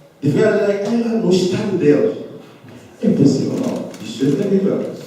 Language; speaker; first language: Portuguese; non-native, fluent; Lingala